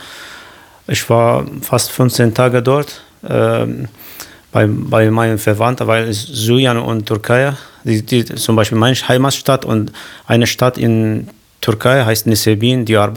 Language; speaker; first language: German; non-native, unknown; Kurdish